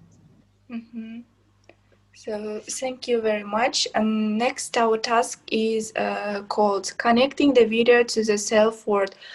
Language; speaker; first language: English; non-native, fluent; Kazakh